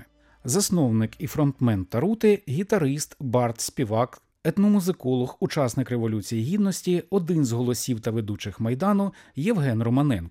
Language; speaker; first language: Ukrainian; native; Ukrainian